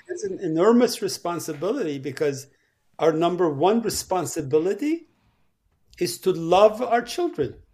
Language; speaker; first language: English; non-native, fluent; Persian